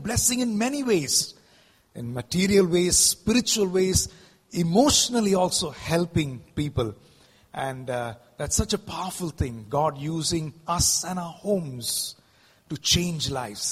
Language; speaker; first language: English; non-native, local second language; Malayalam